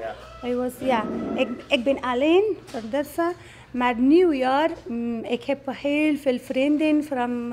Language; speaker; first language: Dutch; non-native, learner; Persian